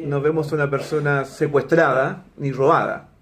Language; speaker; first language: Spanish; native; Spanish